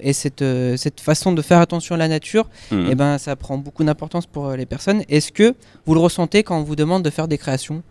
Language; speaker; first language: French; native; French